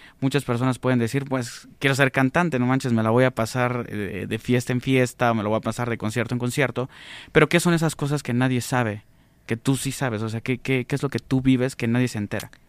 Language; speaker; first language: Spanish; native; Spanish